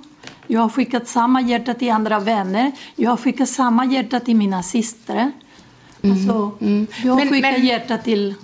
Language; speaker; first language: Swedish; non-native, fluent; Spanish